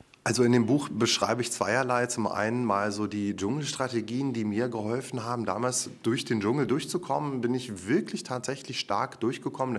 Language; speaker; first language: German; native; German